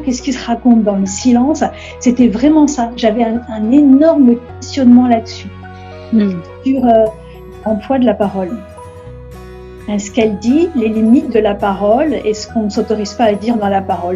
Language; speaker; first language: French; native; French